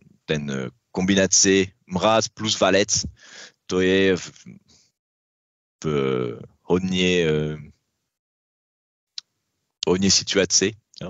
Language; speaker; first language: Czech; non-native, learner; French